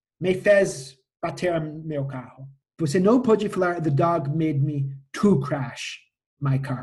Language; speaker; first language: Portuguese; non-native, fluent; English